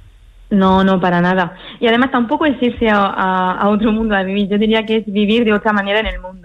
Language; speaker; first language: Spanish; early bilingual, heritage; French